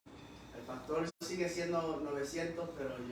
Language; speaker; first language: Spanish; early bilingual, heritage; Spanish